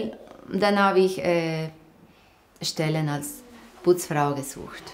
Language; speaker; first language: German; non-native, fluent; Spanish